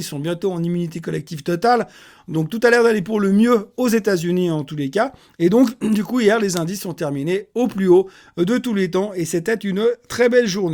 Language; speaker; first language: French; native; French